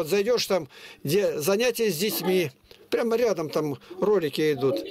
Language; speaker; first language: Russian; native; Russian